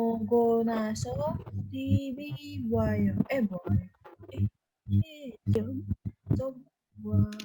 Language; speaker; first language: Korean; non-native, learner; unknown